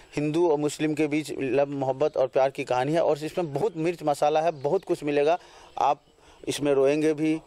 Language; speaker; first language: Hindi; non-native, local second language; Maithili